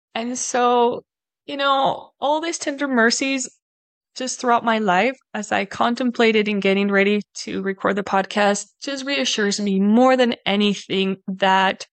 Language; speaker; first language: English; non-native, fluent; Spanish